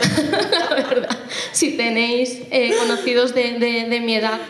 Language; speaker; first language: Spanish; native; Spanish